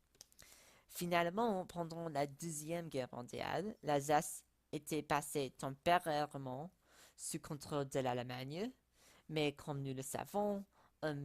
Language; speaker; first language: French; non-native, learner; English